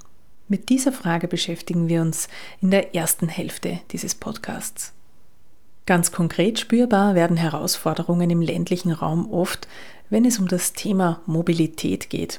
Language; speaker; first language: German; native; German